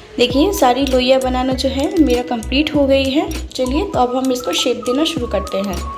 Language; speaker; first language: Hindi; non-native, local second language; Bangla